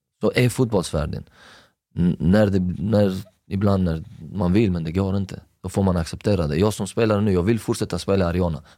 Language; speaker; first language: Swedish; non-native, fluent; Persian